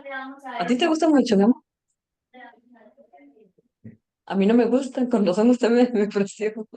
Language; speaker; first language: Spanish; native; Spanish